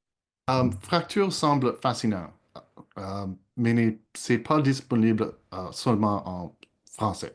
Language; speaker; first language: French; non-native, local second language; English